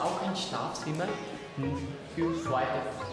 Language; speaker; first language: German; non-native, learner; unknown